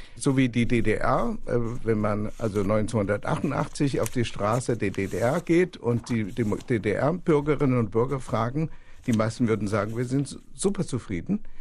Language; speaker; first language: German; non-native, fluent; Chinese